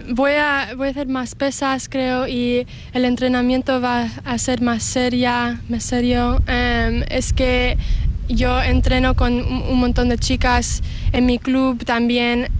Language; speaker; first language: Spanish; early bilingual, heritage; Spanish